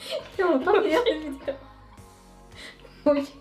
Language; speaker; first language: French; native; French